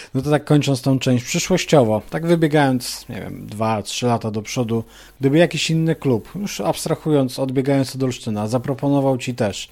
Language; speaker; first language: Polish; native; Polish